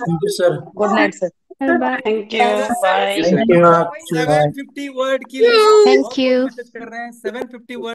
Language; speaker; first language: English; non-native, local second language; Hindi